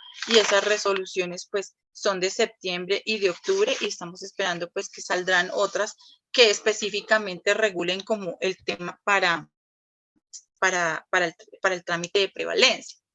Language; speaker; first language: Spanish; native; Spanish